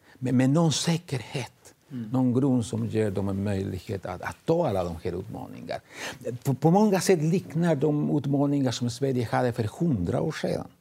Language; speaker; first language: Swedish; non-native, fluent; Spanish